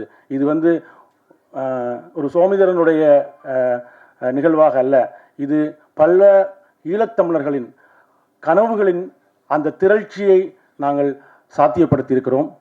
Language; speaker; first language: Tamil; native; Tamil